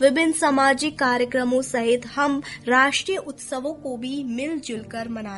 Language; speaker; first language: Hindi; native; Hindi